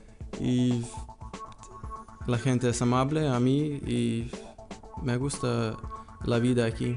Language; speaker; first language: Spanish; non-native, learner; Lithuanian